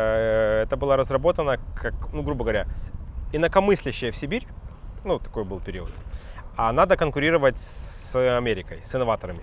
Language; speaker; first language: Russian; native; Russian